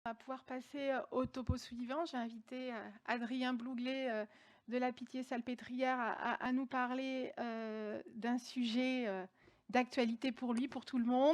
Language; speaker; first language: French; native; French